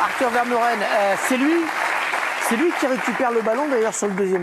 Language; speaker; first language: French; native; French